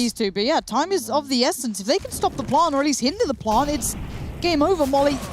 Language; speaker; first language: English; native; English